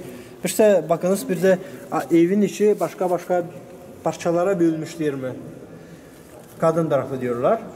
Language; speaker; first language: Turkish; non-native, learner; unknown